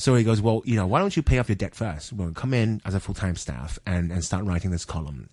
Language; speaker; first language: English; non-native, local second language; Cantonese